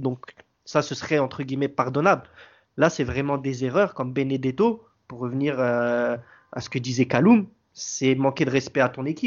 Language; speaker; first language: French; native; French